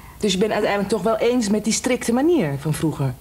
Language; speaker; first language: Dutch; native; Dutch